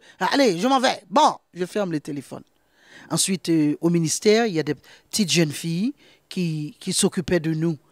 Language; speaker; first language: French; non-native, local second language; Haitian Creole